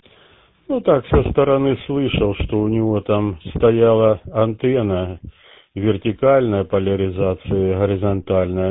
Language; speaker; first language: Russian; native; Russian